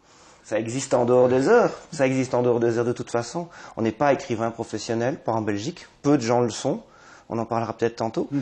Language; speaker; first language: French; native; French